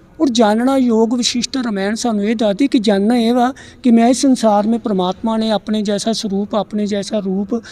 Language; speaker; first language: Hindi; non-native, local second language; Punjabi